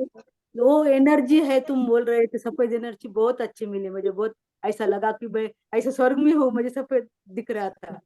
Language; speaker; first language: Hindi; non-native, local second language; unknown